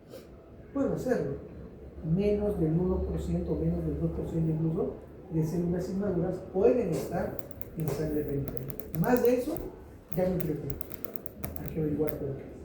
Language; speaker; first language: Spanish; native; Spanish